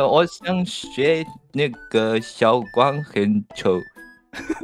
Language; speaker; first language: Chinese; non-native, learner; Japanese